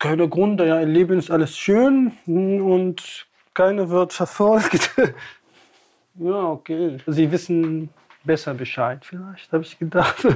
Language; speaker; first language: German; non-native, fluent; Tamasheq